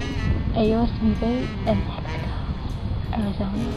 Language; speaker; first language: Spanish; non-native, learner; English